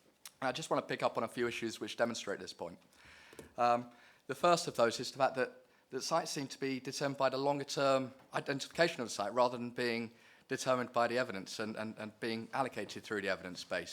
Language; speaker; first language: English; native; English